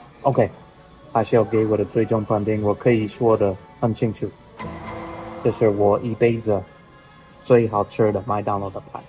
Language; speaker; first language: Chinese; non-native, learner; English